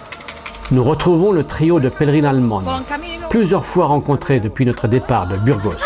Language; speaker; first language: French; native; French